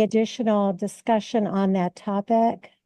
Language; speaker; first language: English; native; English